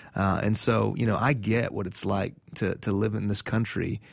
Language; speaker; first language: English; non-native, fluent; Persian